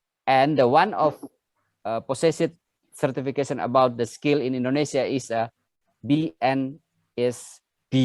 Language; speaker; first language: English; non-native, learner; Indonesian